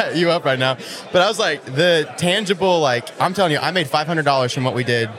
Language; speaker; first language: English; native; English